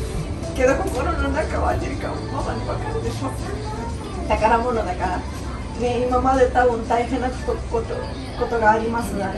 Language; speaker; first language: Japanese; non-native, learner; Spanish